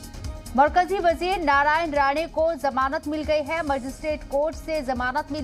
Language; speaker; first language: Hindi; native; Hindi